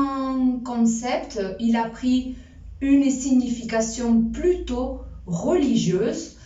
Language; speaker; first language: French; non-native, fluent; Spanish